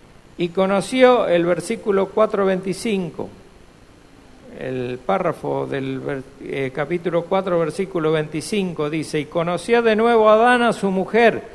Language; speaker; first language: Spanish; native; Spanish